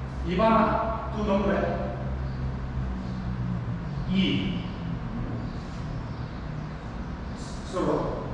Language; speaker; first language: Spanish; non-native, learner; Korean